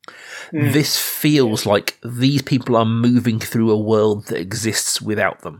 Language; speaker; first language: English; native; English